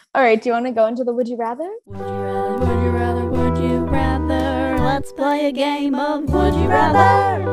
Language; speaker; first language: English; native; English